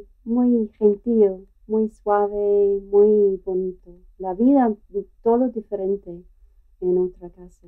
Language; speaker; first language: Spanish; non-native, learner; English